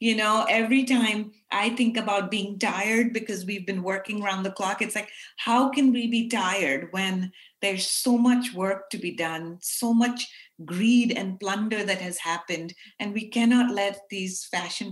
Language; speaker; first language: English; non-native, local second language; Urdu